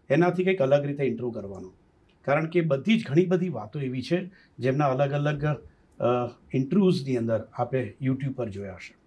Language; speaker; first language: Hindi; non-native, local second language; Gujarati